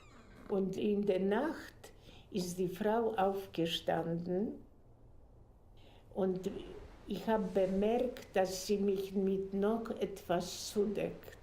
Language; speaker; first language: German; non-native, fluent; Polish